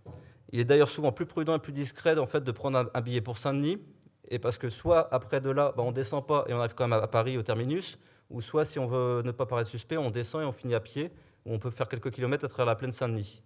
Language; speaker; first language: French; native; French